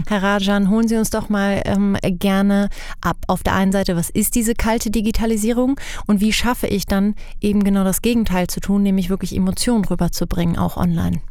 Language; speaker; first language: German; native; German